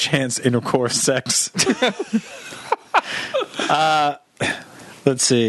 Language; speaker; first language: English; native; English